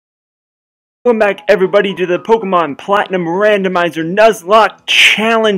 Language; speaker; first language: English; native; English